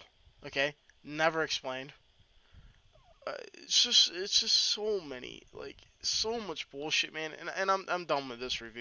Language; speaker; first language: English; native; English